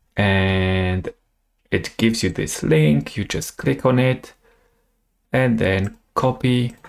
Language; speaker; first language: English; non-native, fluent; Polish